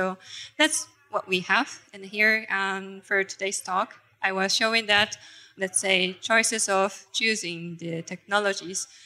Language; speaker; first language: English; non-native, fluent; Japanese